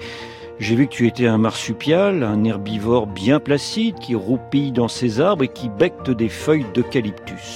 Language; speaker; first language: French; native; French